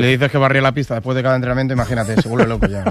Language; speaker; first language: Spanish; native; Spanish